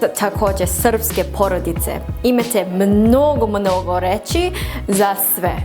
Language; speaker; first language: Croatian; non-native, learner; English